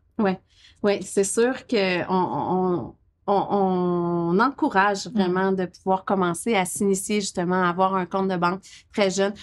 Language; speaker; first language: French; native; French